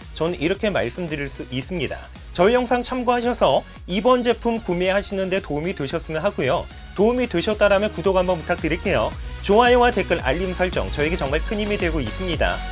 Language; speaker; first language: Korean; native; Korean